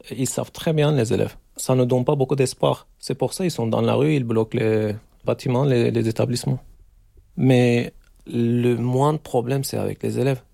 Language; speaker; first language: French; non-native, learner; Turkish